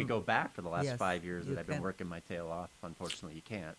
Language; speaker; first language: English; native; English